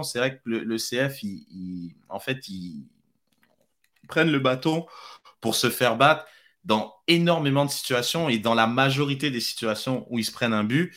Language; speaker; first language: French; native; French